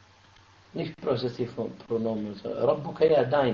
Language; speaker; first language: German; non-native, fluent; Arabic